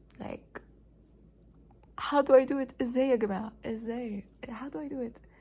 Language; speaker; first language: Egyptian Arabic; non-native, learner; English